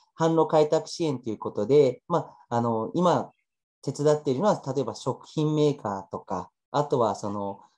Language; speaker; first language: Japanese; early bilingual, other home language; Chinese